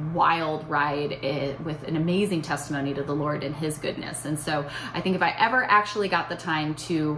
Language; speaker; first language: English; native; English